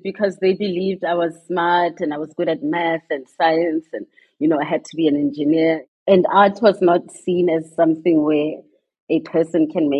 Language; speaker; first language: English; non-native, local second language; Tswana